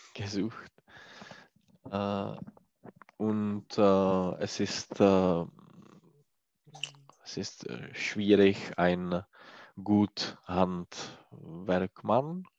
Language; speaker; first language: German; non-native, learner; Czech